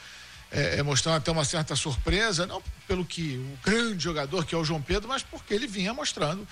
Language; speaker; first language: Portuguese; native; Portuguese